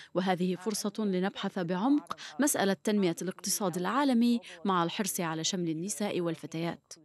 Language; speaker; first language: Arabic; early bilingual, other home language; Persian